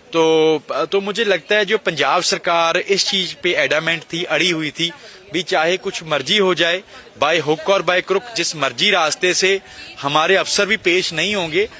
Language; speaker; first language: Hindi; non-native, local second language; Punjabi